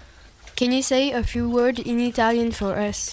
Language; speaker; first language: English; non-native, learner; French